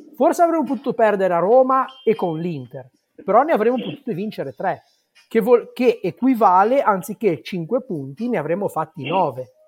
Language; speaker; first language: Italian; native; Italian